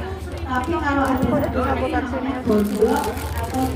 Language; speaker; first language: Indonesian; non-native, local second language; Javanese